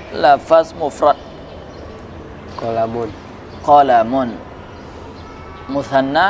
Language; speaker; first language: Arabic; non-native, fluent; Indonesian